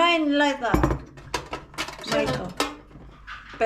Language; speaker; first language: Finnish; non-native, learner; Filipino